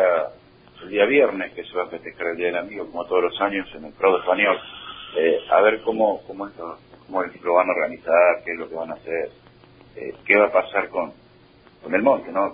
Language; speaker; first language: Spanish; native; Spanish